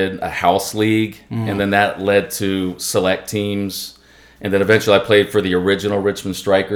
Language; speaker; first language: English; native; English